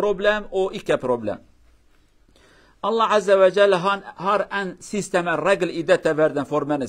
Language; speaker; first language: Norwegian; non-native, learner; Kurdish